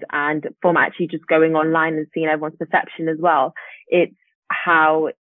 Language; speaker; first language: English; native; English